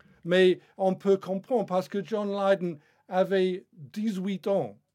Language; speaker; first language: French; non-native, fluent; English